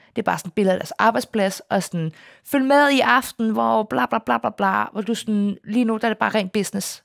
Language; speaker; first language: Danish; native; Danish